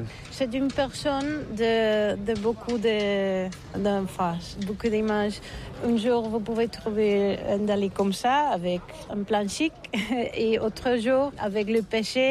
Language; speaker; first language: French; non-native, learner; Catalan